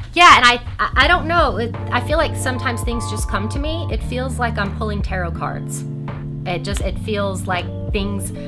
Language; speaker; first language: English; native; English